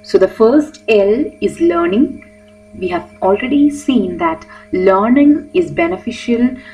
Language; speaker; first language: English; non-native, local second language; Malayalam